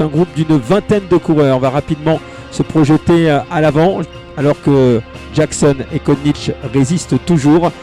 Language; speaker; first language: French; native; French